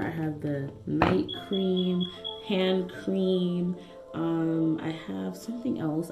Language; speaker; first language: English; native; English